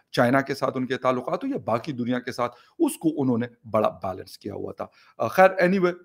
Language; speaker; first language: Urdu; non-native, local second language; Pashto